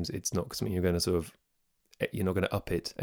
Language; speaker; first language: English; native; English